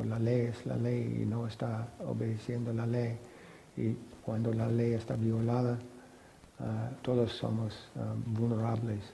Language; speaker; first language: Spanish; non-native, fluent; English